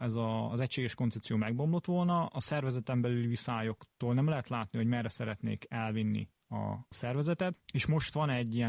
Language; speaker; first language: Hungarian; native; Hungarian